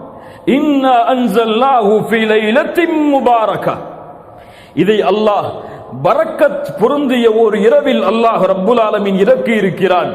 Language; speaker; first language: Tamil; native; Tamil